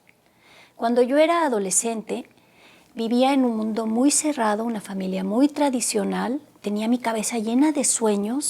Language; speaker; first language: Spanish; native; Spanish